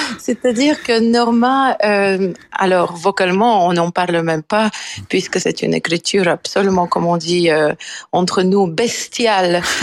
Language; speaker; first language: French; non-native, fluent; Bulgarian